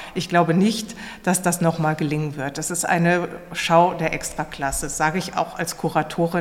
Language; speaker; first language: German; native; German